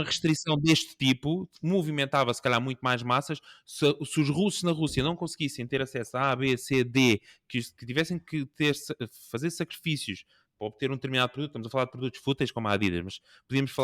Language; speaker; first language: Portuguese; native; Portuguese